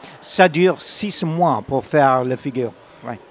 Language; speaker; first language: French; non-native, learner; English